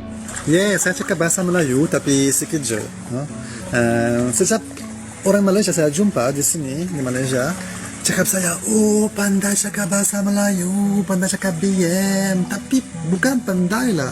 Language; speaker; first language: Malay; non-native, learner; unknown